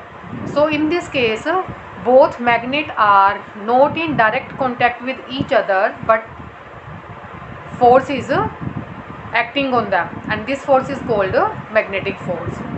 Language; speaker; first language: English; non-native, local second language; Hindi